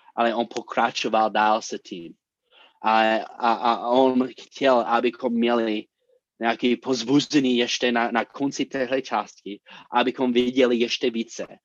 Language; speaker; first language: Czech; non-native, fluent; English